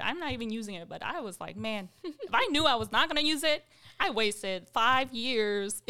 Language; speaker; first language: English; early bilingual, other home language; Vietnamese